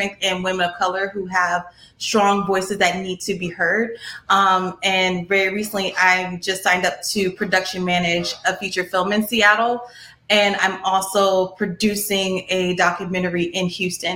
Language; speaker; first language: English; native; English